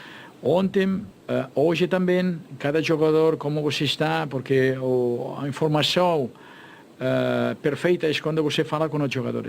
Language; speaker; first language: Portuguese; non-native, fluent; Catalan